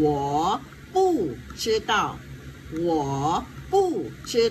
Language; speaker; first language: Chinese; non-native, fluent; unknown